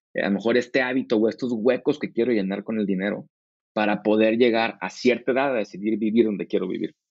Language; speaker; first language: Spanish; native; Spanish